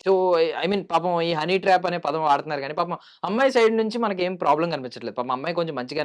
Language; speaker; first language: Telugu; native; Telugu